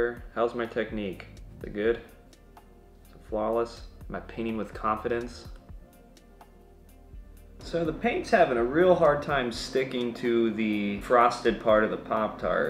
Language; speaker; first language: English; native; English